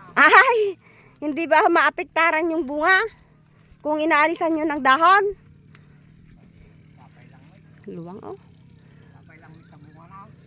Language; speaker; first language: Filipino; non-native, local second language; Iloko